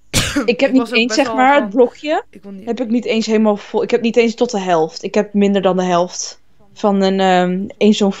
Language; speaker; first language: Dutch; native; Dutch